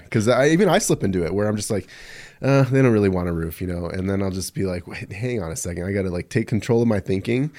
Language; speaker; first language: English; early bilingual, other home language; Spanish